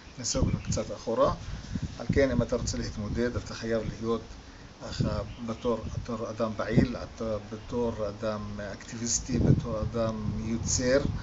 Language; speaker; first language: Hebrew; non-native, local second language; Arabic